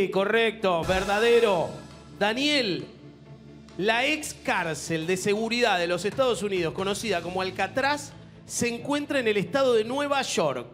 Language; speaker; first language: Spanish; native; Spanish